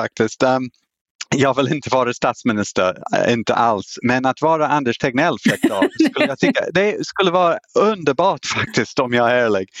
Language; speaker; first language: Swedish; non-native, fluent; English